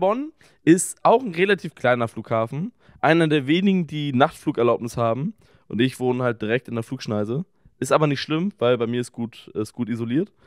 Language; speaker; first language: German; native; German